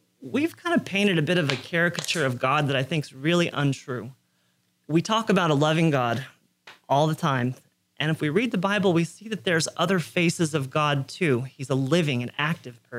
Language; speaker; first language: English; native; English